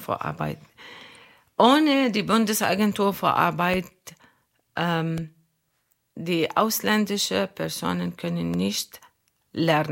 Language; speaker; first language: German; non-native, fluent; Arabic